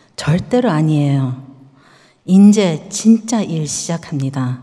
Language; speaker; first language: Korean; early bilingual, heritage; Korean